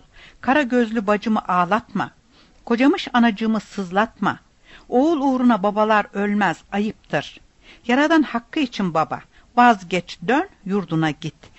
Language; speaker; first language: Turkish; native; Turkish